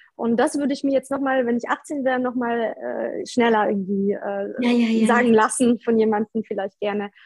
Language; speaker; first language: German; early bilingual, other home language; Polish